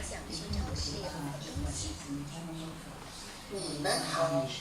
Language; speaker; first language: Chinese; non-native, learner; French